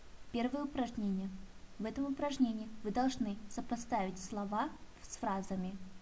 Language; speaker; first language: Russian; non-native, local second language; Kazakh